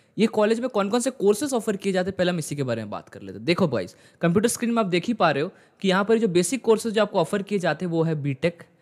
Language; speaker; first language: Hindi; native; Hindi